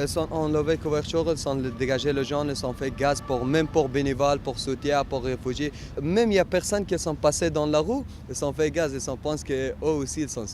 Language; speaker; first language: French; non-native, learner; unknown